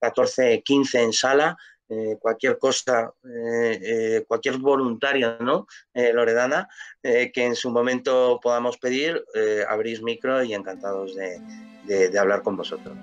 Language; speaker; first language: Spanish; native; Spanish